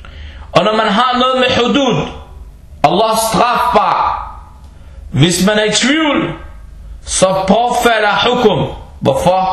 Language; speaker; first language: Danish; early bilingual, other home language; Arabic